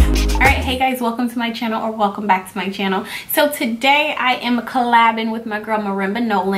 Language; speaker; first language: English; native; English